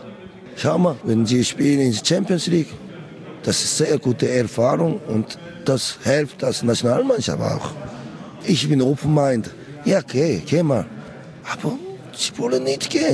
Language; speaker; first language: German; non-native, learner; Korean